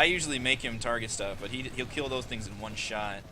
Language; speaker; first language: English; native; English